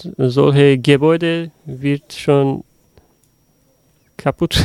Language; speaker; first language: German; non-native, learner; Uzbek